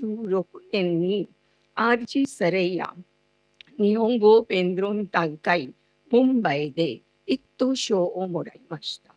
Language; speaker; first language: Japanese; non-native, fluent; Marathi